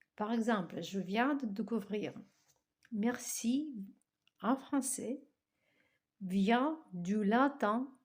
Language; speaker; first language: French; non-native, fluent; Russian